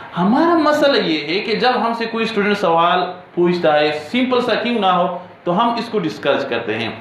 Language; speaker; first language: Urdu; non-native, local second language; Pashto